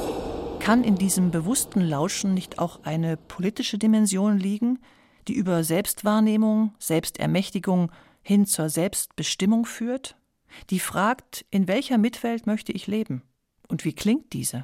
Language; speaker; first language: German; native; German